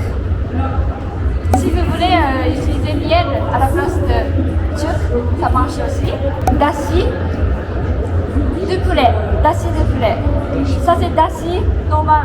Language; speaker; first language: French; non-native, learner; Japanese